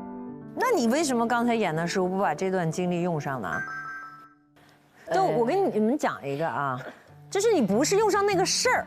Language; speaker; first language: Chinese; native; Chinese